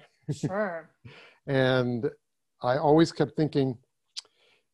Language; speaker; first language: English; early bilingual, other home language; German